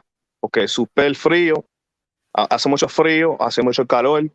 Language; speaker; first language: Spanish; early bilingual, heritage; English